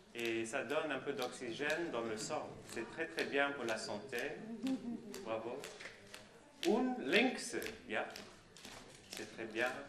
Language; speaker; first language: French; non-native, fluent; German